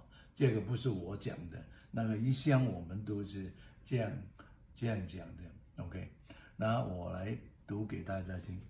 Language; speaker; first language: Chinese; non-native, local second language; Cantonese